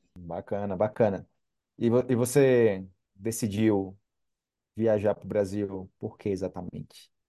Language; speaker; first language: Portuguese; native; Portuguese